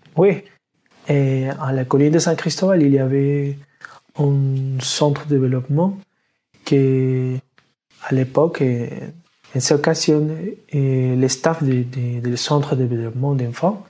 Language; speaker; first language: French; non-native, learner; Spanish